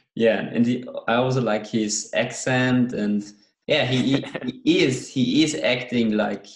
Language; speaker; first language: English; non-native, fluent; German